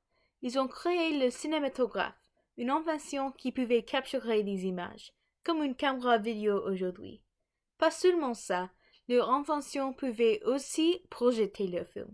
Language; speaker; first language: French; non-native, learner; English